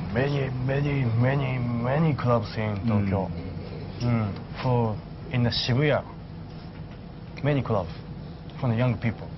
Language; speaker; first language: English; non-native, learner; Japanese